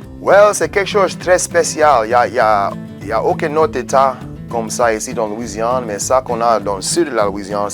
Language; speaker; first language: French; non-native, local second language; English